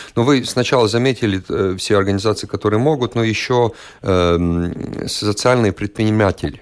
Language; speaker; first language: Russian; non-native, local second language; Latvian